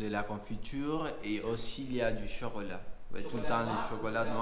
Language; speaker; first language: French; non-native, learner; Spanish